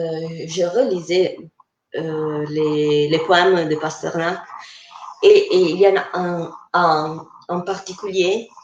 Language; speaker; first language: French; non-native, fluent; Italian